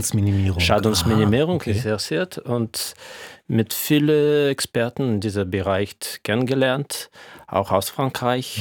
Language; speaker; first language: German; non-native, fluent; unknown